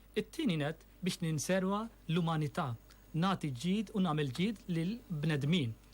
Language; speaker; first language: Maltese; non-native, fluent; Urdu